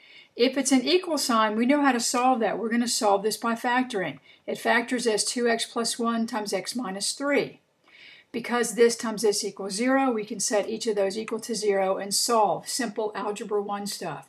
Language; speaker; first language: English; native; English